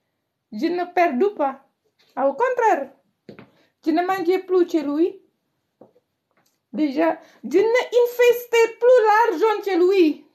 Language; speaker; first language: French; non-native, learner; Indonesian